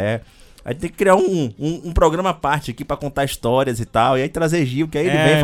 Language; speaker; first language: Portuguese; native; Portuguese